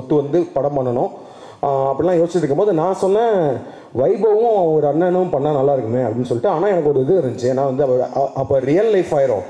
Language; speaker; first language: Tamil; native; Tamil